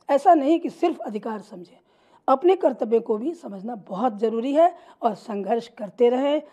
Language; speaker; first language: Hindi; native; Hindi